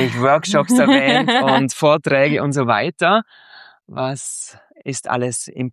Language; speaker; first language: German; native; German